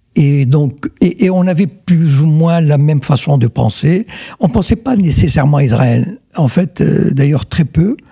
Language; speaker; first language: French; non-native, local second language; Arabic